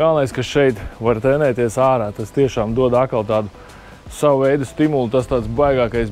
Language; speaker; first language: Latvian; native; Latvian